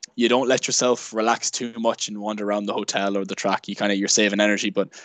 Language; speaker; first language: English; native; English